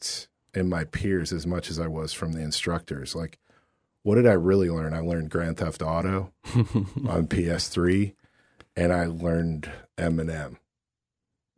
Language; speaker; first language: English; native; English